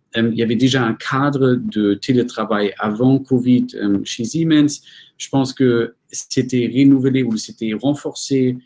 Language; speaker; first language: French; non-native, fluent; German